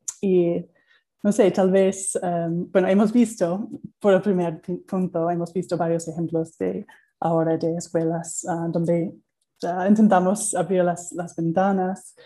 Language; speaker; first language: Spanish; non-native, fluent; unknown